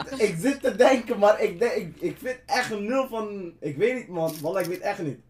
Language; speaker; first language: Dutch; early bilingual, other home language; Turkish